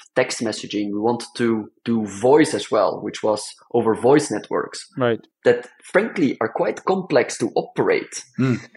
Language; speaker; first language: English; non-native, fluent; Dutch